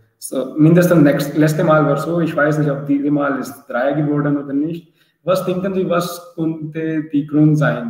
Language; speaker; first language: German; non-native, learner; Urdu